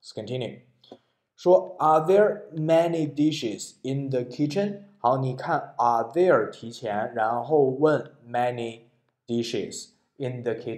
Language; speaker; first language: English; non-native, fluent; Chinese